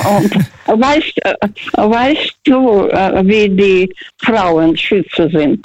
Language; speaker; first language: German; non-native, fluent; Russian